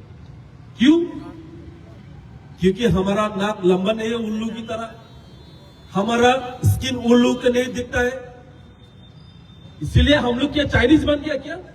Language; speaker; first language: Hindi; non-native, local second language; Kok Borok